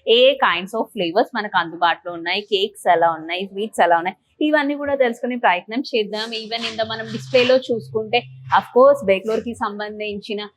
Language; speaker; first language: Telugu; native; Telugu